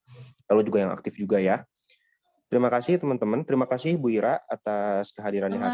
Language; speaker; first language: Indonesian; native; Indonesian